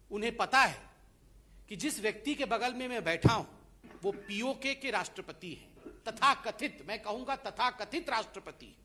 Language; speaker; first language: Hindi; non-native, local second language; Odia